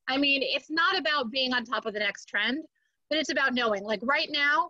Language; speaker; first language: English; native; English